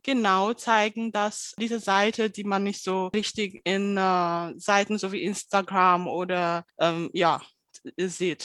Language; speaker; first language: German; non-native, fluent; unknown